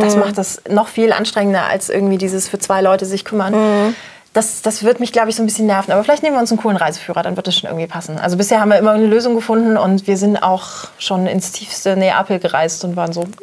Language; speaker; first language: German; native; German